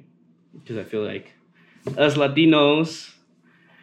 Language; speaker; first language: English; native; English